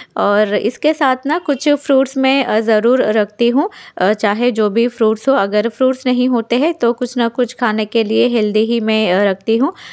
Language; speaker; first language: Hindi; non-native, local second language; Telugu